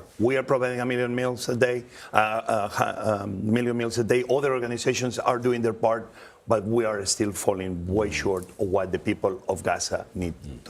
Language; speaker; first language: English; non-native, fluent; Spanish